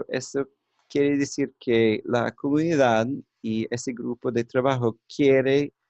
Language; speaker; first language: Spanish; non-native, learner; English